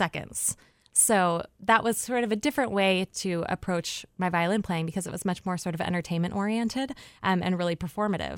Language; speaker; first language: English; native; English